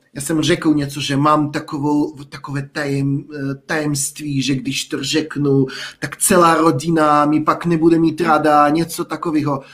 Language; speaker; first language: Czech; non-native, fluent; Russian